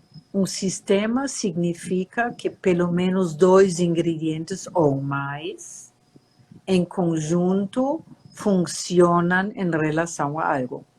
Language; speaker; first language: Portuguese; non-native, fluent; German